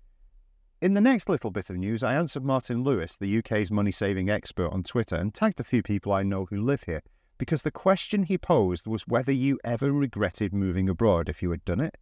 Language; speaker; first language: English; native; English